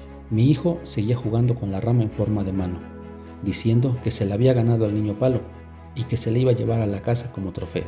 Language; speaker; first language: Spanish; native; Spanish